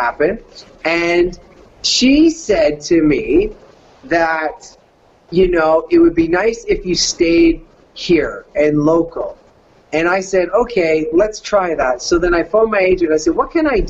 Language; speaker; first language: English; native; English